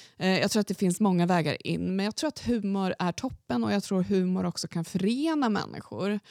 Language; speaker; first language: Swedish; native; Swedish